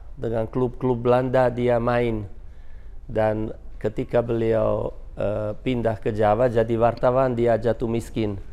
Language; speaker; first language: Indonesian; non-native, fluent; Croatian